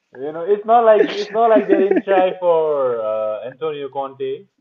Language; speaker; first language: English; non-native, local second language; Nepali